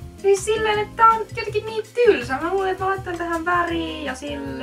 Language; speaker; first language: Finnish; native; Finnish